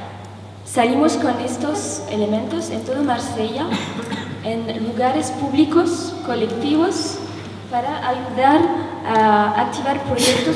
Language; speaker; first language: Spanish; non-native, learner; French